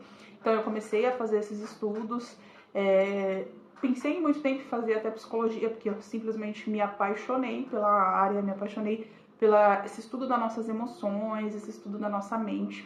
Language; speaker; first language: Portuguese; native; Portuguese